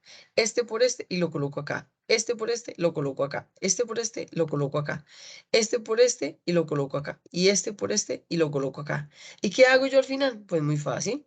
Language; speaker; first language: Spanish; native; Spanish